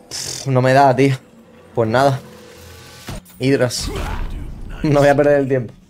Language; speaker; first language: Spanish; native; Spanish